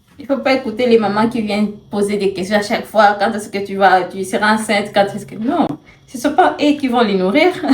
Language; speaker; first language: French; non-native, local second language; Swahili